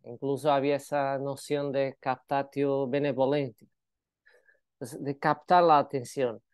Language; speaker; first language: Spanish; non-native, fluent; Portuguese